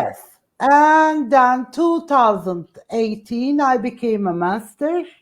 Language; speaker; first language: English; non-native, fluent; Turkish